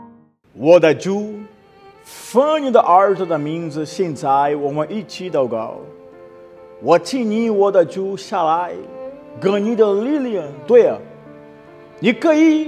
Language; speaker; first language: Chinese; non-native, learner; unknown